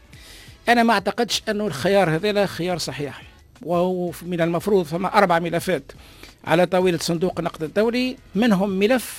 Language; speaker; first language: Arabic; native; Arabic